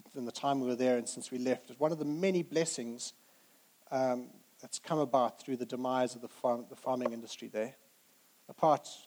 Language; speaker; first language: English; native; English